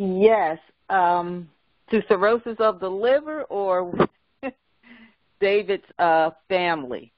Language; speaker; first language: English; native; English